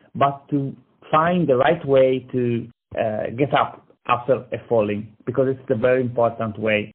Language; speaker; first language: English; non-native, learner; Italian